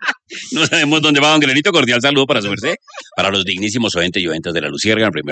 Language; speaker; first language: Spanish; native; Spanish